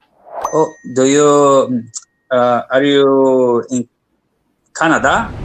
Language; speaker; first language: English; non-native, learner; Portuguese